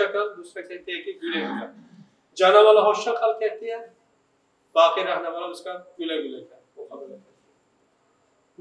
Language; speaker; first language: Hindi; non-native, local second language; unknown